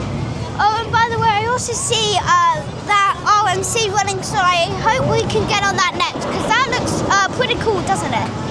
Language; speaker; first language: English; native; English